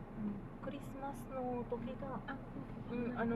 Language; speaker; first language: Japanese; non-native, learner; Filipino